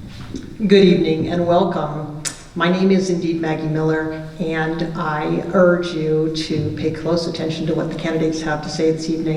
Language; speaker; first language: English; native; English